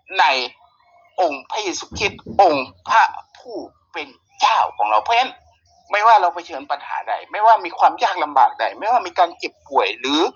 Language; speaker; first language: Thai; native; Thai